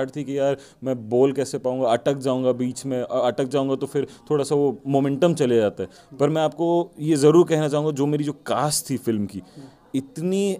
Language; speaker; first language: Hindi; non-native, local second language; Odia